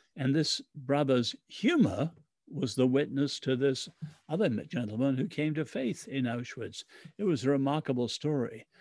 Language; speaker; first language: English; early bilingual, other home language; Chinese